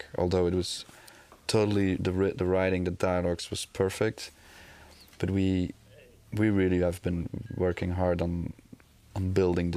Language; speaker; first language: English; non-native, fluent; Dutch